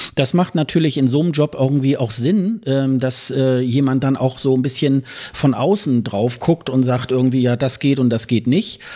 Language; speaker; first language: German; native; German